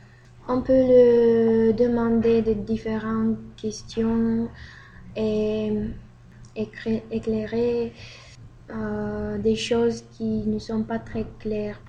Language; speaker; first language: French; non-native, learner; Bulgarian